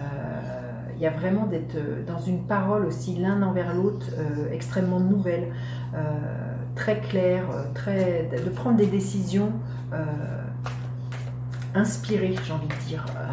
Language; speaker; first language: French; native; French